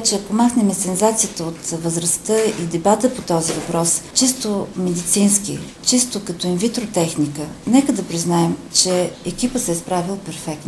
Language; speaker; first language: Bulgarian; native; Bulgarian